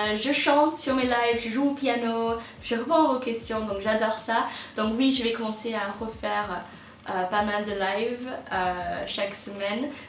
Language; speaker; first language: French; non-native, fluent; English